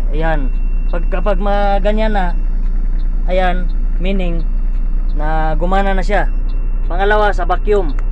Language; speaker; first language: Filipino; non-native, local second language; Cebuano